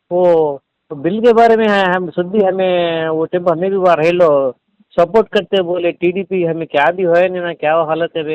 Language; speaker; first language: Hindi; non-native, local second language; Telugu